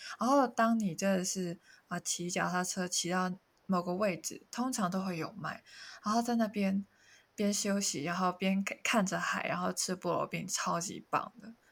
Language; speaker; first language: Chinese; non-native, local second language; Cantonese